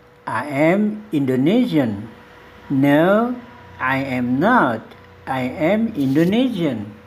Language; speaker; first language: English; non-native, fluent; Indonesian